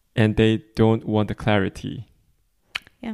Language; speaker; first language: English; non-native, fluent; Korean